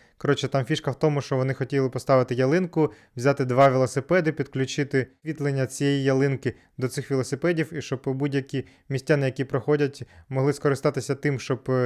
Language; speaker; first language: Ukrainian; non-native, local second language; Russian